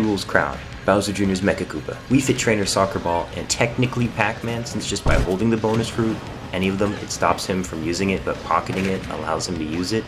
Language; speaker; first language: English; native; English